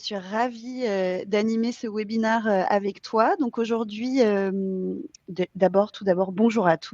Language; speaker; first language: French; native; French